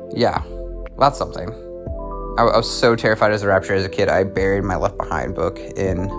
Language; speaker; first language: English; native; English